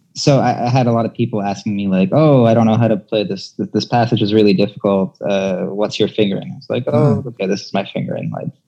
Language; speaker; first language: English; native; English